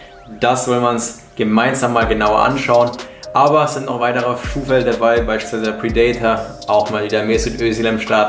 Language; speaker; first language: German; native; German